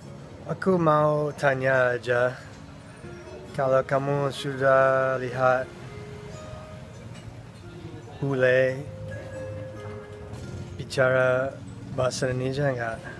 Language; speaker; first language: Indonesian; non-native, learner; English